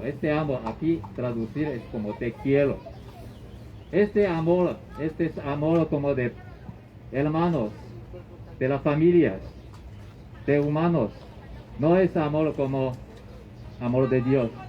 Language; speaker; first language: Spanish; non-native, learner; Chinese